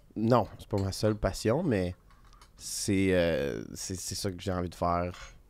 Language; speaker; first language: French; native; French